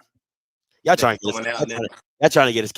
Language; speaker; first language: English; native; English